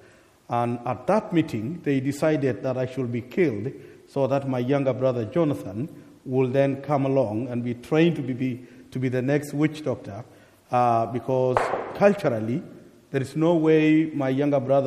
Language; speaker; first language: English; non-native, local second language; Masai